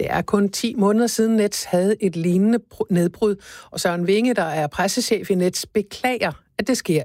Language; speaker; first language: Danish; native; Danish